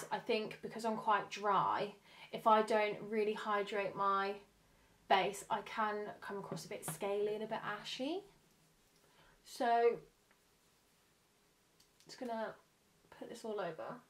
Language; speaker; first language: English; native; English